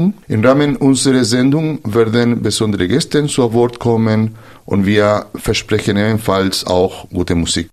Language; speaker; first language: German; non-native, fluent; Spanish